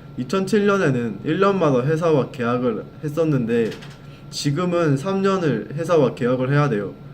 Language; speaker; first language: Korean; non-native, fluent; Thai